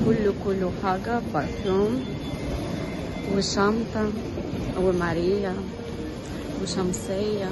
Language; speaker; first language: Arabic; non-native, learner; Russian